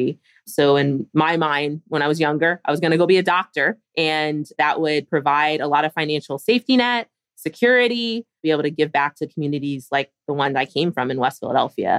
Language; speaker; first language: English; native; English